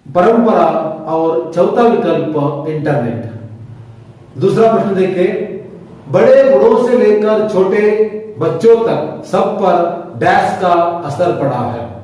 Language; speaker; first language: Hindi; non-native, local second language; Kannada